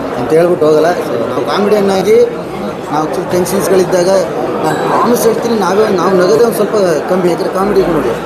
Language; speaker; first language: Kannada; non-native, local second language; Tulu